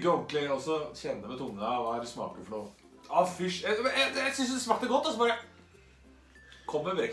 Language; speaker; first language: Norwegian; native; Norwegian